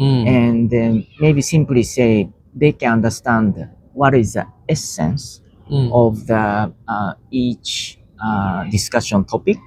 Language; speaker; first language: English; non-native, learner; Japanese